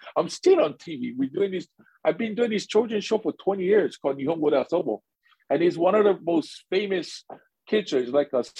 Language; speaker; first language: English; native; English